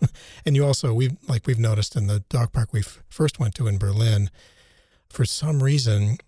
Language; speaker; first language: English; native; English